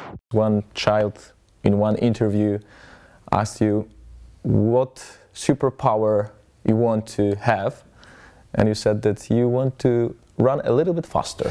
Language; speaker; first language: English; non-native, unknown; Polish